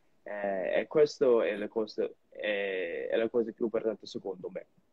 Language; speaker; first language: Italian; non-native, fluent; English